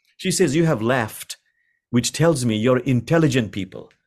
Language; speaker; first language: English; non-native, local second language; Bangla